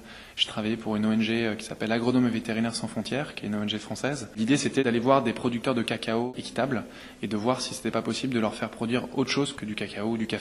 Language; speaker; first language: French; native; French